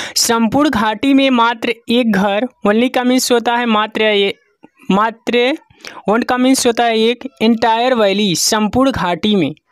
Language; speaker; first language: Hindi; native; Hindi